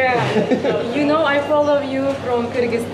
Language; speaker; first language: English; non-native, learner; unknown